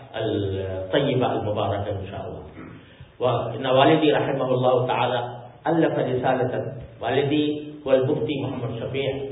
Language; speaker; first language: Arabic; non-native, fluent; Urdu